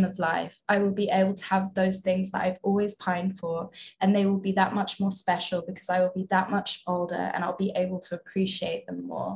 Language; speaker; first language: English; native; English